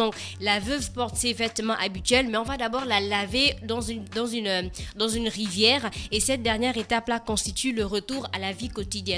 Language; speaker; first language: French; native; French